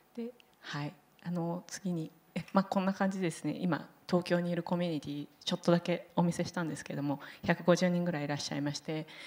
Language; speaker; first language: Japanese; native; Japanese